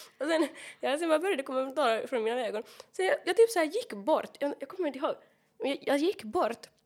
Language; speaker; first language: Swedish; native; Swedish